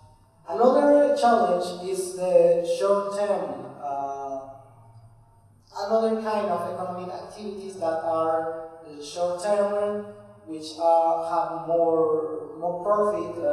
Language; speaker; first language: English; non-native, fluent; Spanish